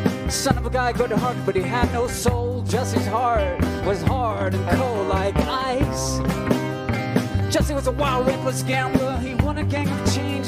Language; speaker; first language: English; early bilingual, heritage; English